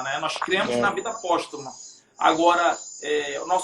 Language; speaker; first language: Portuguese; native; Portuguese